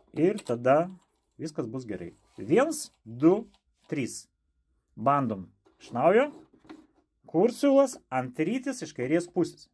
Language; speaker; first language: Lithuanian; non-native, local second language; Russian